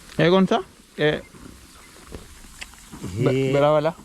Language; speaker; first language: Hindi; non-native, local second language; Malayalam